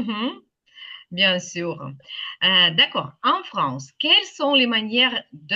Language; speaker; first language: French; non-native, fluent; Ukrainian